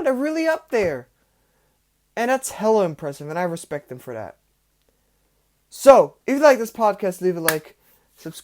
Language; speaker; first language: English; native; English